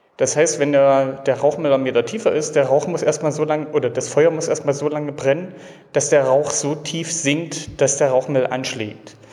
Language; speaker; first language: German; native; German